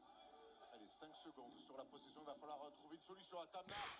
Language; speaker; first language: French; native; French